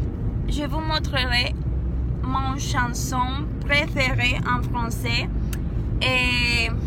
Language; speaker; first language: French; non-native, learner; Spanish